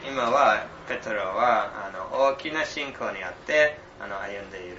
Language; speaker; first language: Japanese; non-native, fluent; English